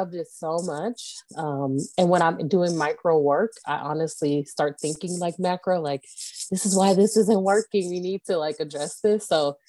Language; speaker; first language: English; native; English